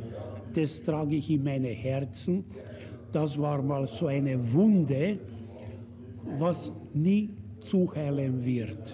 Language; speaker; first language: German; early bilingual, other home language; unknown